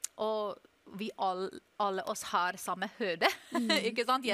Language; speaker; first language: Norwegian; non-native, learner; English